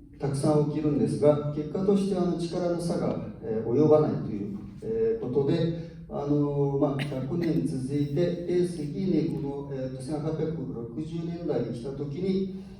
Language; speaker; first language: Japanese; non-native, fluent; Uyghur